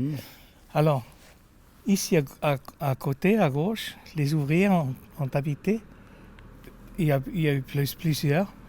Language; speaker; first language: French; non-native, fluent; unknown